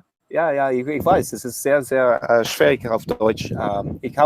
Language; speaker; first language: German; non-native, learner; English